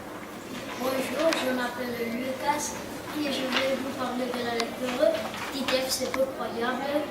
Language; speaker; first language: French; non-native, learner; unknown